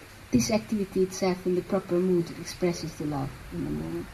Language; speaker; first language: English; non-native, fluent; Hungarian